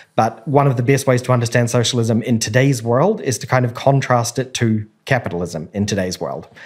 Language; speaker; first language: English; native; English